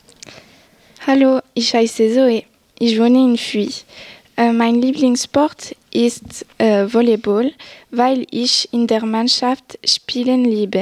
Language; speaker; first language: German; non-native, local second language; French